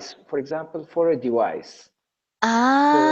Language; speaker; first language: English; non-native, learner; Persian